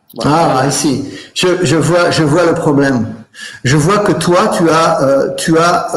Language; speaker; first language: French; native; French